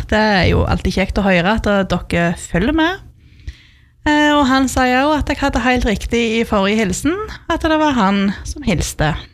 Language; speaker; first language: Norwegian; native; Norwegian